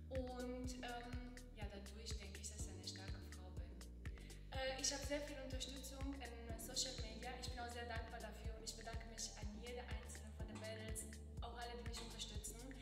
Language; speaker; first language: German; non-native, fluent; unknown